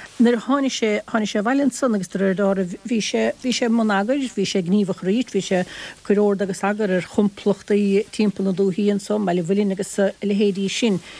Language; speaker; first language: Irish; native; Irish